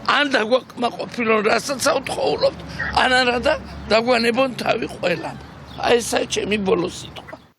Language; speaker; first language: Georgian; native; Georgian